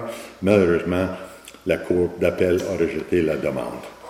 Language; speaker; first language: French; native; French